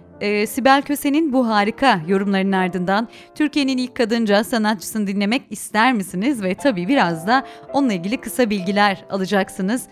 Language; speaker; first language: Turkish; native; Turkish